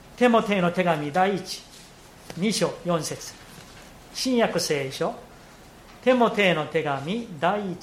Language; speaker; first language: Japanese; non-native, fluent; Korean